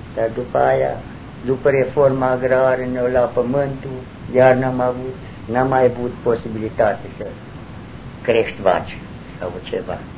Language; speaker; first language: Romanian; non-native, local second language; German